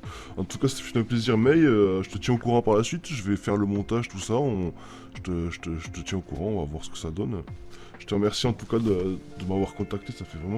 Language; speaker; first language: French; native; French